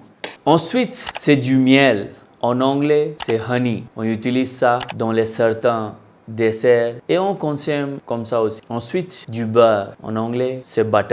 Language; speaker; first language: French; non-native, local second language; Hindi